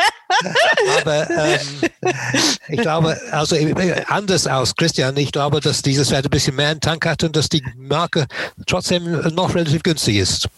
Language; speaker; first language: German; non-native, fluent; English